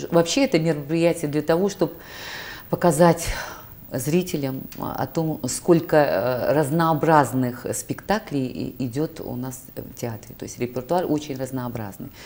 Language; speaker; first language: Russian; native; Russian